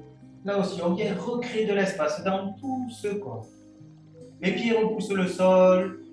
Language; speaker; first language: French; native; French